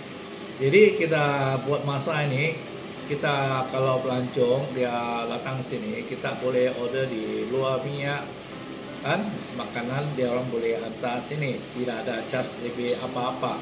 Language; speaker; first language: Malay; non-native, local second language; Hakka Chinese